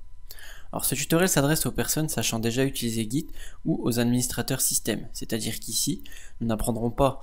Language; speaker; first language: French; native; French